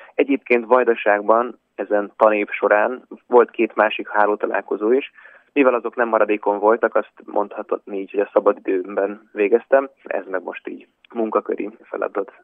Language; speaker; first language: Hungarian; native; Hungarian